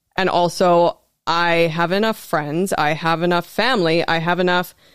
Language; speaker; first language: English; native; English